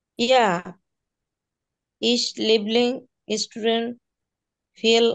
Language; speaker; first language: German; non-native, learner; Bangla